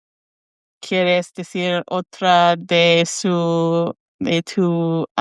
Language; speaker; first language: Spanish; non-native, learner; English